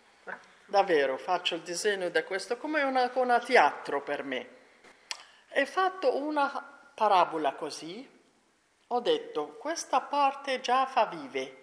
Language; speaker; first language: Italian; non-native, learner; Arabic